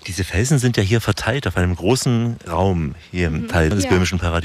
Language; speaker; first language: German; native; German